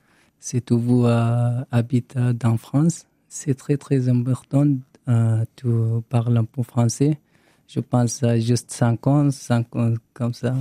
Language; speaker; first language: French; non-native, learner; Arabic